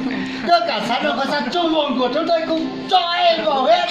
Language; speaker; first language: Vietnamese; non-native, local second language; Hmong